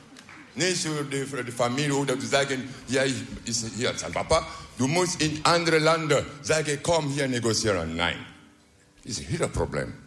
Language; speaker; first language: Dutch; non-native, learner; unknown